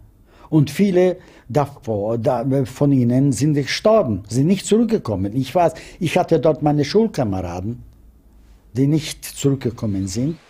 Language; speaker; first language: German; non-native, fluent; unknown